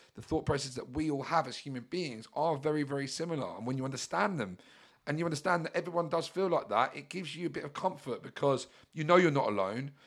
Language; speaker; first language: English; native; English